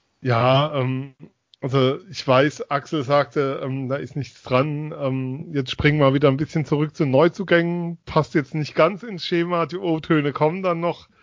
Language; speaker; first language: German; native; German